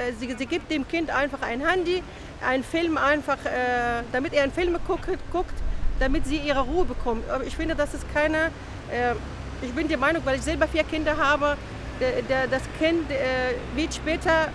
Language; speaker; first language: German; non-native, fluent; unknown